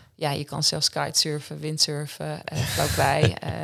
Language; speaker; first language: Dutch; non-native, fluent; Swiss German